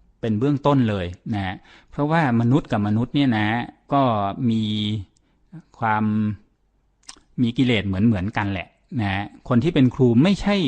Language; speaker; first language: Thai; native; Thai